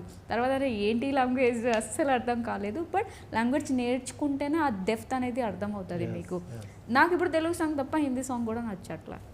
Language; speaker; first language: Telugu; non-native, learner; Odia